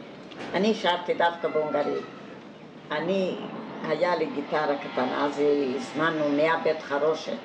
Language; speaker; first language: Hebrew; non-native, fluent; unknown